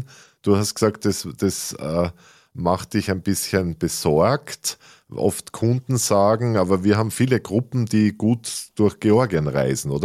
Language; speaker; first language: German; native; German